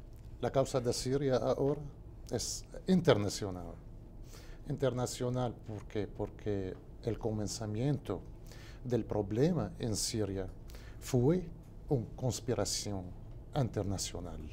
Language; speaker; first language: Portuguese; non-native, learner; Spanish